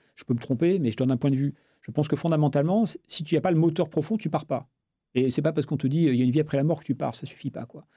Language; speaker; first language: French; native; French